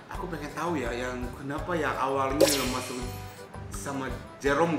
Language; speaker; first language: Indonesian; non-native, fluent; Japanese